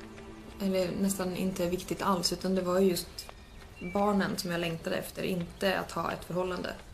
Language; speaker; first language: Swedish; native; Swedish